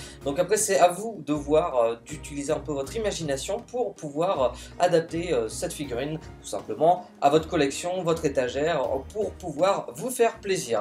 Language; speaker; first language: French; native; French